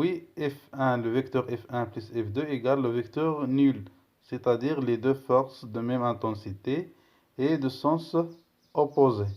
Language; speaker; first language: French; non-native, local second language; Arabic